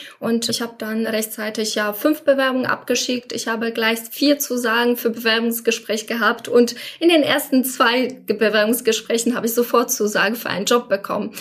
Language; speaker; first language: German; non-native, fluent; Polish